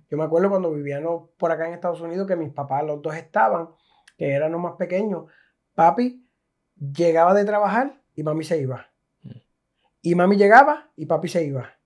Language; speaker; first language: Spanish; native; Spanish